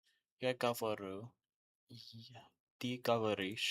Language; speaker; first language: Russian; non-native, learner; English